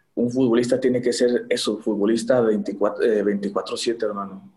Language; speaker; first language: Spanish; native; Spanish